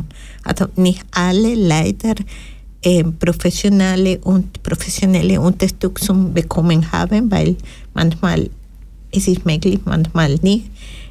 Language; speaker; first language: German; non-native, learner; Spanish